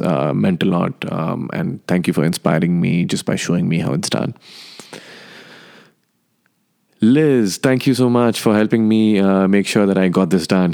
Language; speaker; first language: English; non-native, local second language; Hindi